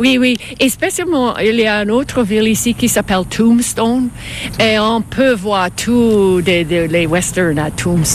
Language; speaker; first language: French; non-native, fluent; English